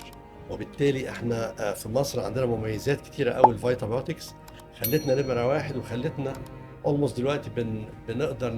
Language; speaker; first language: Arabic; native; Arabic